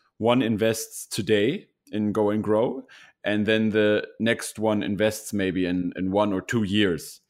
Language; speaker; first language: English; non-native, fluent; German